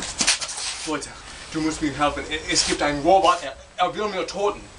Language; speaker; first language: German; non-native, learner; English